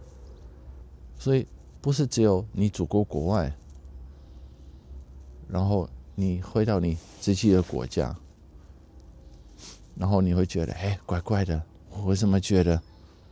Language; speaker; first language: Chinese; non-native, fluent; Dutch